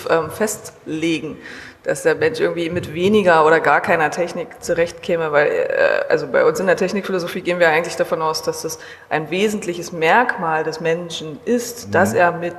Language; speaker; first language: German; native; German